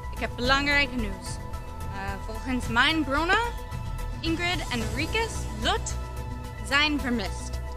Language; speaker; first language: Dutch; non-native, learner; English